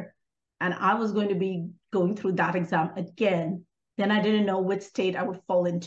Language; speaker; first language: English; non-native, local second language; Hindi